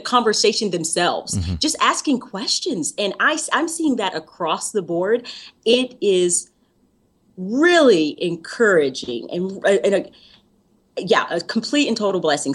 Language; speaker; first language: English; native; English